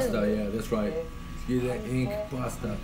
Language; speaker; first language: English; non-native, fluent; Korean